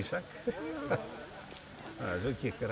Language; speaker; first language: Swedish; non-native, learner; Icelandic